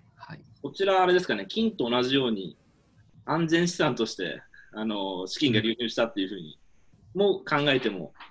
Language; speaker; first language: Japanese; native; Japanese